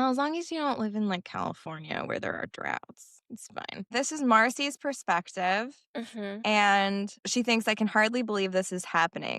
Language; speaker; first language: English; native; English